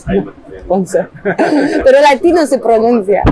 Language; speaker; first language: Spanish; non-native, fluent; French